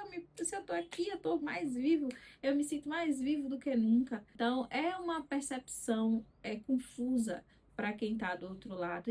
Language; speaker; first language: Portuguese; native; Portuguese